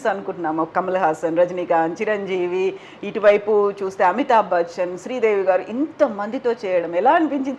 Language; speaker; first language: Telugu; native; Telugu